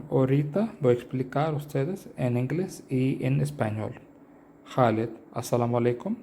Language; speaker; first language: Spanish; non-native, learner; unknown